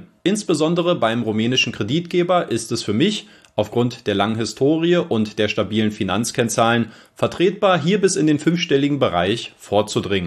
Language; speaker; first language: German; native; German